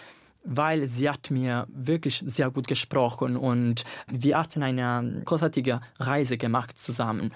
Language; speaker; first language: German; non-native, fluent; Italian